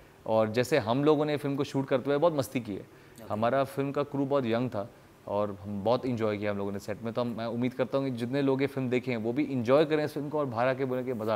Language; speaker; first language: Hindi; native; Hindi